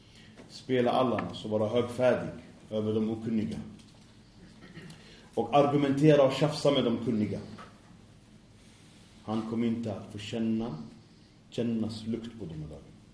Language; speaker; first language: Swedish; early bilingual, other home language; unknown